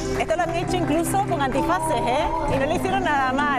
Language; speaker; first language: Spanish; native; Spanish